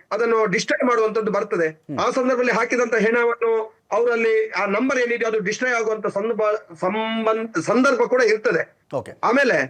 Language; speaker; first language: Kannada; native; Kannada